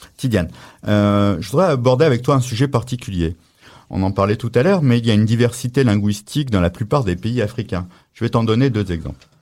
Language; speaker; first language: French; native; French